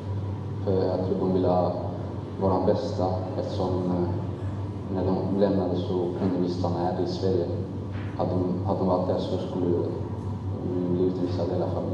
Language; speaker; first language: Swedish; non-native, learner; Arabic